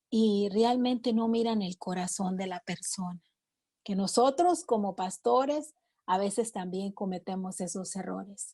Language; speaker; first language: Spanish; native; Spanish